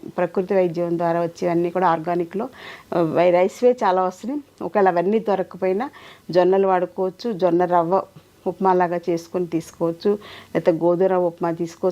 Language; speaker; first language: Telugu; native; Telugu